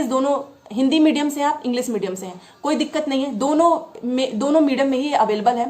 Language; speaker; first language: Hindi; native; Hindi